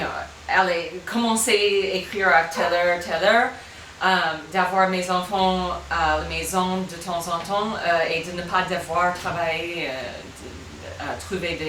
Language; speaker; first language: French; non-native, fluent; English